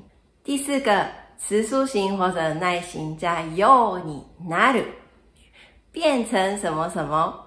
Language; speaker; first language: Chinese; non-native, fluent; Japanese